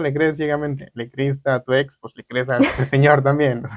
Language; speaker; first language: Spanish; native; Spanish